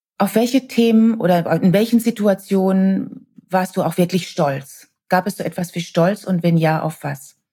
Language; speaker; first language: German; native; German